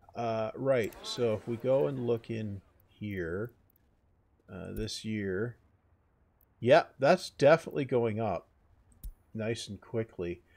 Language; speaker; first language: English; native; English